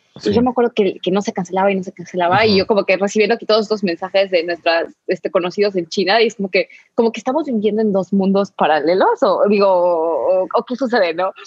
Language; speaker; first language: Spanish; native; Spanish